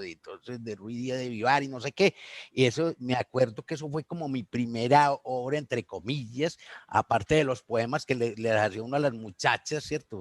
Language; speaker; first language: Spanish; native; Spanish